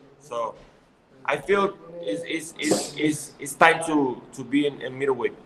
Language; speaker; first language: English; non-native, learner; Spanish